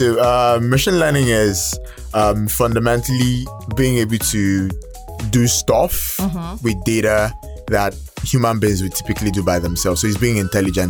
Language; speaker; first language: English; non-native, local second language; Igbo